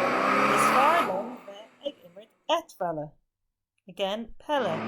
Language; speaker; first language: Irish; non-native, learner; English